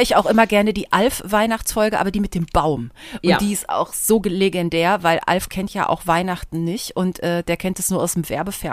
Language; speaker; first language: German; native; German